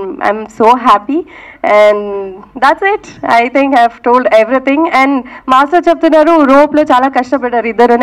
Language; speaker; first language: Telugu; non-native, local second language; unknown